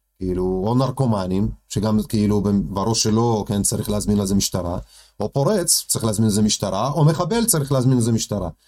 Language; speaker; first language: Hebrew; early bilingual, other home language; Russian